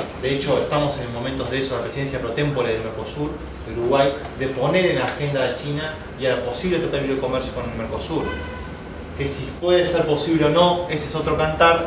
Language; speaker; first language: Spanish; native; Spanish